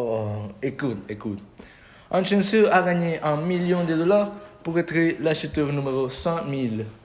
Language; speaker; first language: French; non-native, learner; Spanish